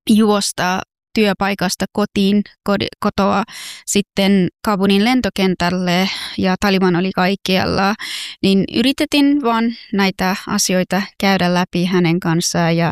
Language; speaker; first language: Finnish; non-native, fluent; Persian